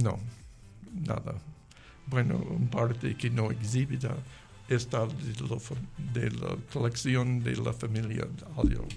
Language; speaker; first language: Spanish; non-native, learner; English